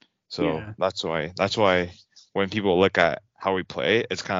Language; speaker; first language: English; non-native, fluent; Chinese